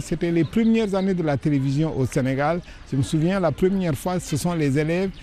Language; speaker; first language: French; non-native, local second language; Wolof